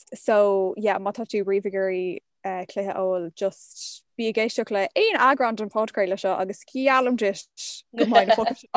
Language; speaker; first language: Irish; non-native, local second language; English